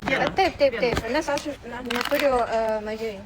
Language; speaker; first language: Lithuanian; non-native, learner; Japanese